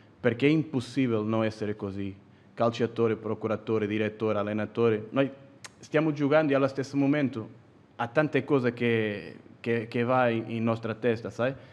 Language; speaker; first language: Italian; non-native, fluent; Portuguese